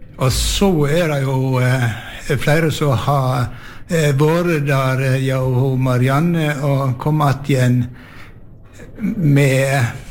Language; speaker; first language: Norwegian; native; Norwegian